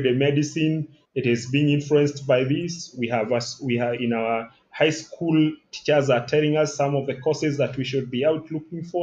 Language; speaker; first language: English; non-native, local second language; Kikuyu